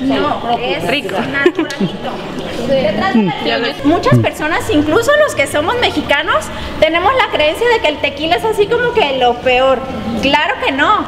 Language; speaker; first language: Spanish; native; Spanish